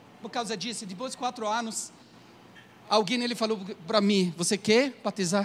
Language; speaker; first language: Portuguese; non-native, learner; Arabic